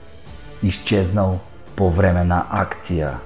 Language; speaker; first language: Bulgarian; native; Bulgarian